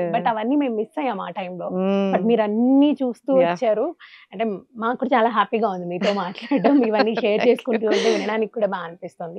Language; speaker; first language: Telugu; native; Telugu